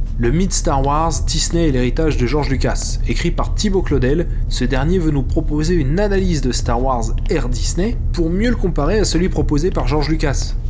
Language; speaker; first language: French; native; French